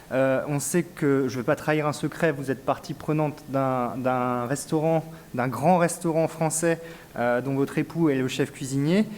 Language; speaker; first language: French; native; French